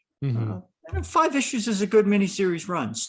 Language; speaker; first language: English; native; English